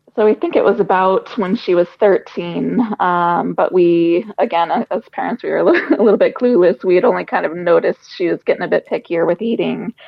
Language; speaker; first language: English; native; English